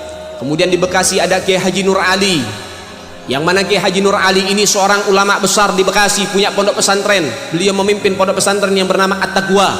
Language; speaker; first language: Indonesian; native; Indonesian